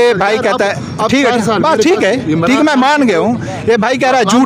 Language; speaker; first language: Urdu; native; Urdu